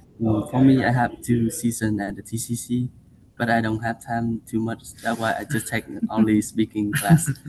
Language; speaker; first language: English; non-native, learner; Vietnamese